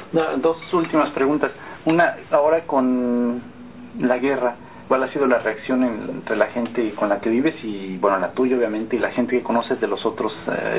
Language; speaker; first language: Spanish; native; Spanish